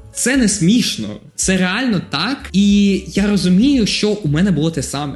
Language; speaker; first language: Ukrainian; non-native, local second language; Russian